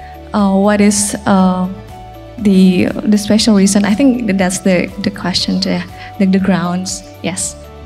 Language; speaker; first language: English; non-native, fluent; Indonesian